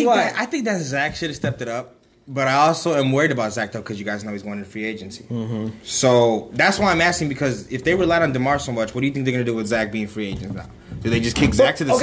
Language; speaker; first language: English; native; English